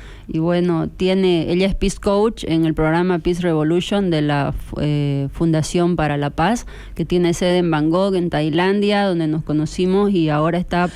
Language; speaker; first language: Spanish; native; Spanish